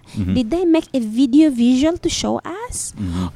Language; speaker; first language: English; non-native, fluent; Fula